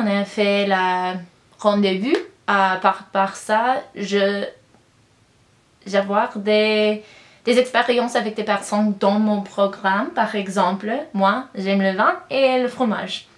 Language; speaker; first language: French; non-native, learner; English